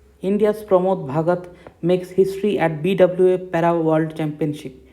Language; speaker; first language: English; non-native, local second language; Bangla